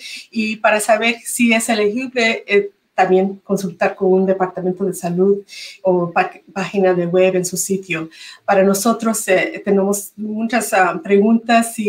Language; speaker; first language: Spanish; early bilingual, heritage; Spanish